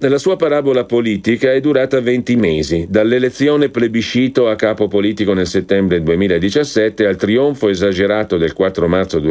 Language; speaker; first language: Italian; native; Italian